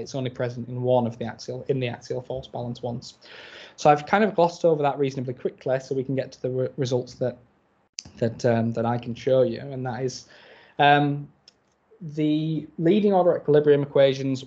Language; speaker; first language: English; native; English